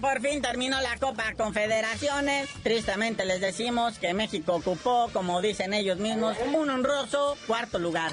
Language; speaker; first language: Spanish; native; Spanish